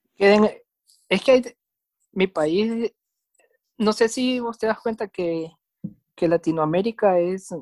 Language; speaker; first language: Spanish; native; Spanish